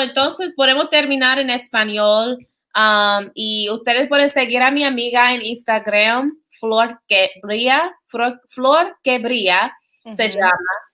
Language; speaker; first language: Spanish; non-native, fluent; English